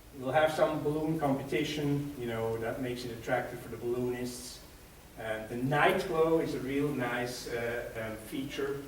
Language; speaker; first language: English; non-native, fluent; Swiss German